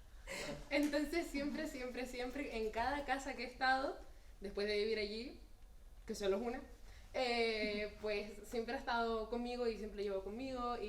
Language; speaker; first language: Spanish; native; Spanish